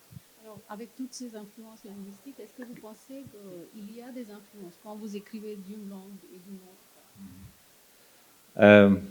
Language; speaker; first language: French; non-native, fluent; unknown